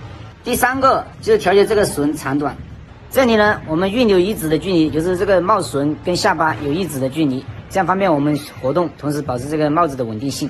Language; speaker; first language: Chinese; native; Chinese